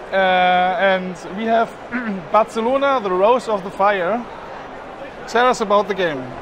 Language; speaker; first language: English; non-native, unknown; German